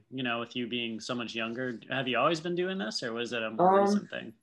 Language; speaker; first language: English; native; English